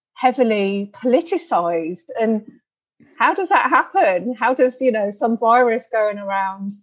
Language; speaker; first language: English; native; English